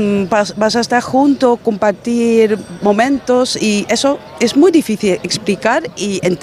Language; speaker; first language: Spanish; non-native, fluent; Dutch